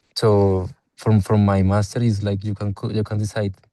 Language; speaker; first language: English; non-native, fluent; Spanish